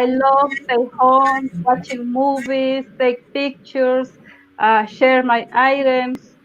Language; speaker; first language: English; non-native, learner; Spanish